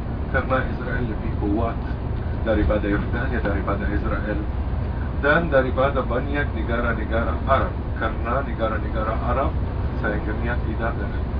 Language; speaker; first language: Indonesian; non-native, fluent; Arabic